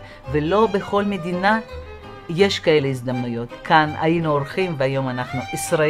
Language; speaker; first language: Hebrew; non-native, fluent; Russian